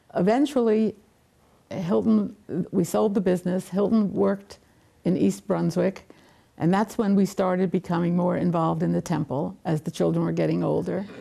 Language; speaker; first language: English; native; English